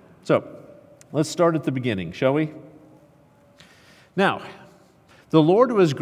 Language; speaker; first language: English; native; English